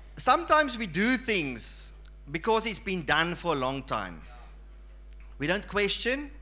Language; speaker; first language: English; non-native, local second language; Afrikaans